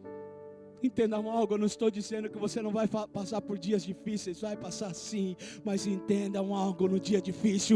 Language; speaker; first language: Portuguese; native; Portuguese